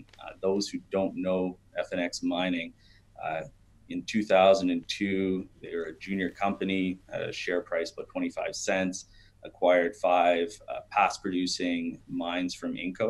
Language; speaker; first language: English; native; English